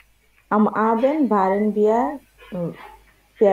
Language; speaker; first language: German; non-native, learner; Bangla